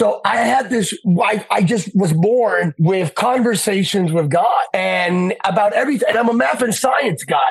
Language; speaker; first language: English; native; English